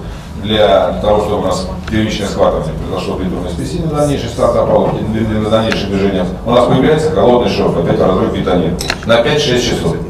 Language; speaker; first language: Russian; native; Russian